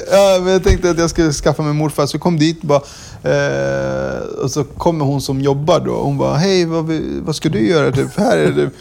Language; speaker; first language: Swedish; early bilingual, other home language; Kurdish